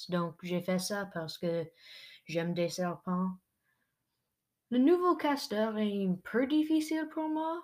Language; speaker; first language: French; non-native, local second language; English